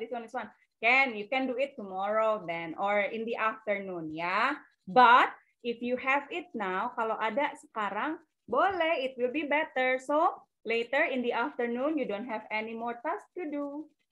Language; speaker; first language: English; non-native, fluent; Indonesian